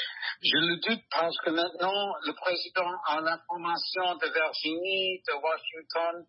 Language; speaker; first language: French; non-native, learner; English